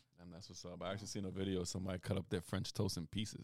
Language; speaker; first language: English; native; English